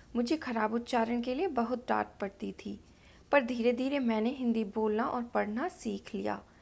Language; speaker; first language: Hindi; native; Hindi